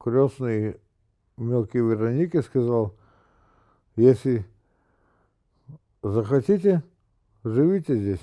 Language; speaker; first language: Russian; native; Russian